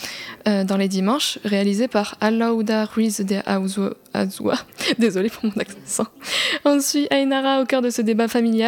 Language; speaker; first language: French; native; French